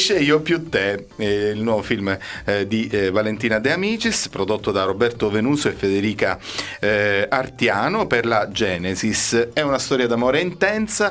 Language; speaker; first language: Italian; native; Italian